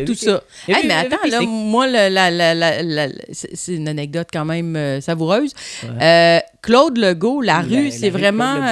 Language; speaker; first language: French; native; French